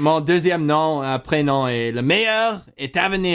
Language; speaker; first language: French; non-native, learner; English